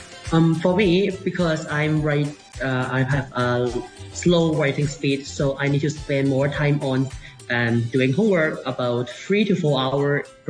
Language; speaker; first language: English; non-native, local second language; Cantonese